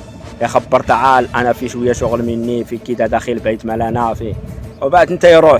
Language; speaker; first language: Arabic; non-native, learner; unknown